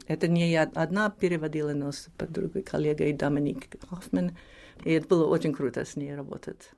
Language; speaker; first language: Russian; non-native, fluent; English